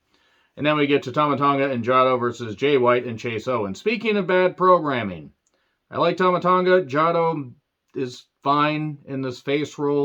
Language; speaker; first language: English; native; English